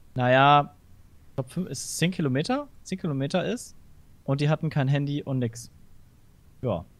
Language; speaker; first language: German; native; German